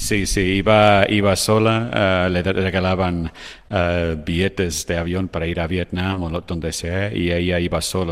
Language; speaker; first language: Spanish; non-native, fluent; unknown